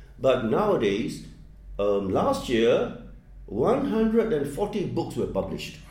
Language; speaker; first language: English; non-native, fluent; Burmese